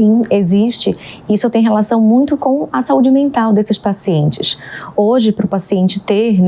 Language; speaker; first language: Portuguese; native; Portuguese